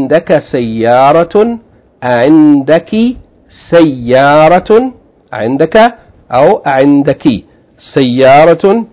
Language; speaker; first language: Arabic; non-native, fluent; English